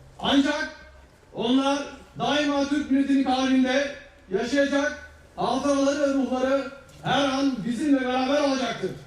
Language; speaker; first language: Turkish; native; Turkish